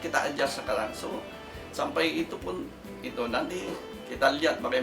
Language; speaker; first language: Indonesian; non-native, fluent; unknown